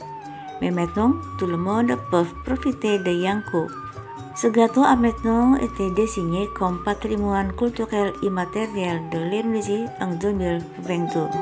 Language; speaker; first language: French; non-native, fluent; Indonesian